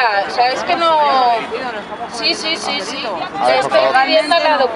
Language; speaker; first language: Spanish; native; Spanish